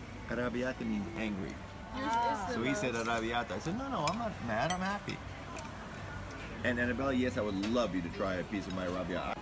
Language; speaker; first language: English; native; English